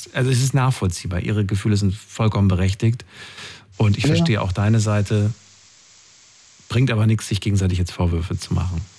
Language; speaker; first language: German; native; German